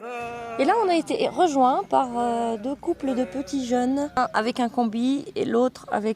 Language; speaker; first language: French; native; French